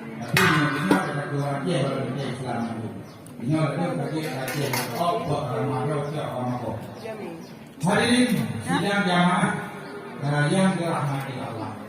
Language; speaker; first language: Malay; non-native, local second language; Achinese